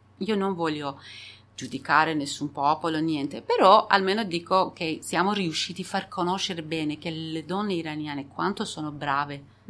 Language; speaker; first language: Italian; non-native, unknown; Persian